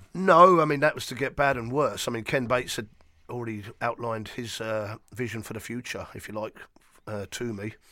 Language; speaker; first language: English; native; English